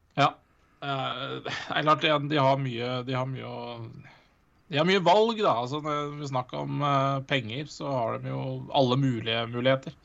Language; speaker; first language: Norwegian; native; Norwegian